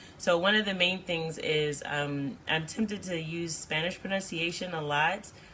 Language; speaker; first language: English; native; English